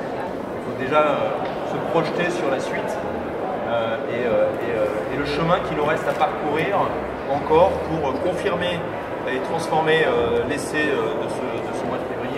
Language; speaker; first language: French; native; French